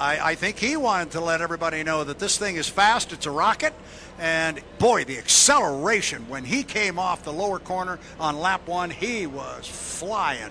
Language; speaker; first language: English; native; English